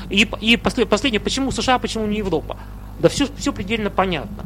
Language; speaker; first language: Russian; native; Russian